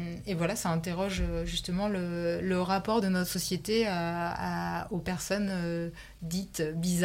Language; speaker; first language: French; native; French